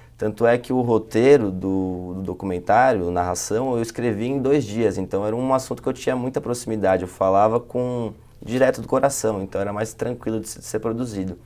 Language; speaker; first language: Portuguese; native; Portuguese